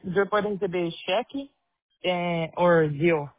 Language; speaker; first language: Spanish; non-native, learner; Portuguese